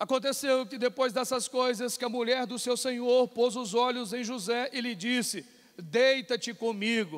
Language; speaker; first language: Portuguese; native; Portuguese